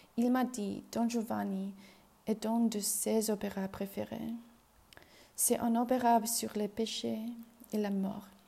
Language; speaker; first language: French; non-native, learner; Chinese